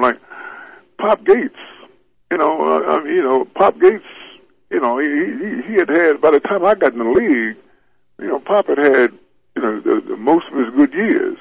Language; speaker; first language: English; native; English